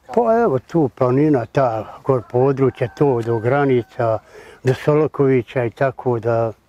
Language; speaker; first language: Bosnian; native; Bosnian